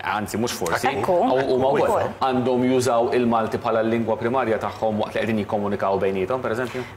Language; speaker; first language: Maltese; native; Maltese